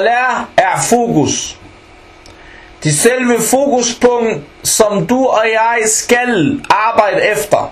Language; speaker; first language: Danish; early bilingual, other home language; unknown